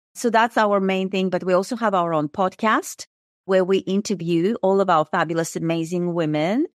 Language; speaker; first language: English; non-native, fluent; Russian